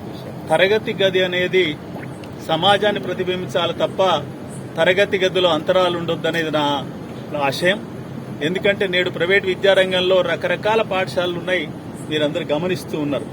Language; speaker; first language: Telugu; native; Telugu